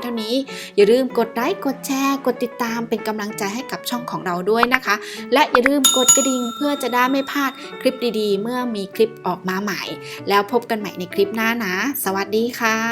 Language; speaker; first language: Thai; native; Thai